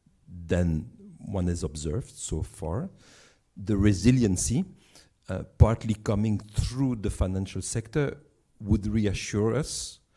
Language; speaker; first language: English; non-native, fluent; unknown